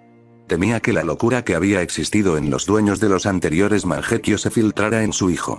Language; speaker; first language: Spanish; native; Spanish